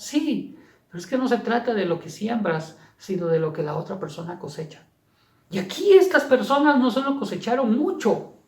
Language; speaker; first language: Spanish; native; Spanish